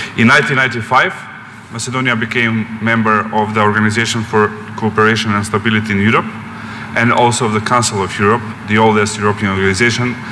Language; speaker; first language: English; non-native, fluent; Macedonian